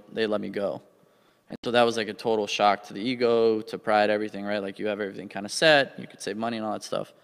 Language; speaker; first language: English; native; English